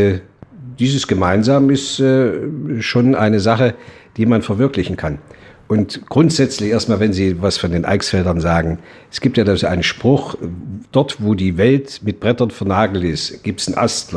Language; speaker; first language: German; native; German